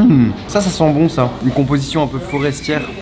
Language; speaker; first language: French; native; French